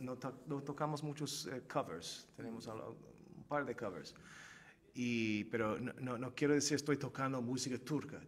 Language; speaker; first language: Spanish; non-native, fluent; Turkish